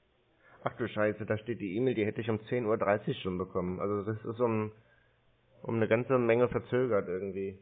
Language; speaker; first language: German; native; German